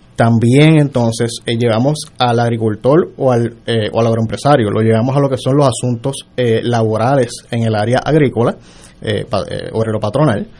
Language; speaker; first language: Spanish; native; Spanish